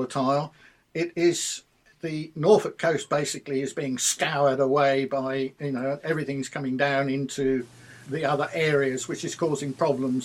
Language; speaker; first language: English; native; English